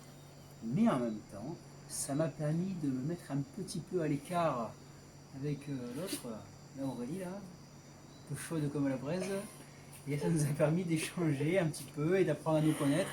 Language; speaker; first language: French; native; French